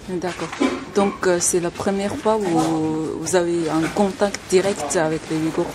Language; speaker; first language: French; non-native, fluent; Uyghur